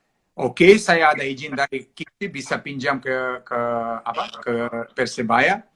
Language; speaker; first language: Indonesian; non-native, fluent; Serbian